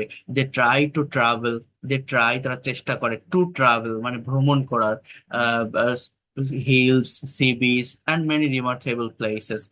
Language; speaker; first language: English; non-native, fluent; Bangla